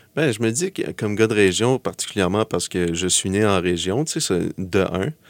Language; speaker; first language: French; native; French